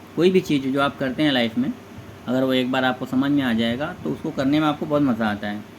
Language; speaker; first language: Hindi; native; Hindi